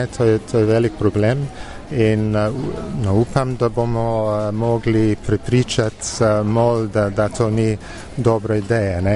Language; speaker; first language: Slovenian; non-native, fluent; English